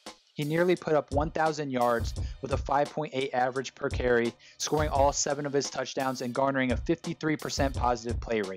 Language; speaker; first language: English; native; English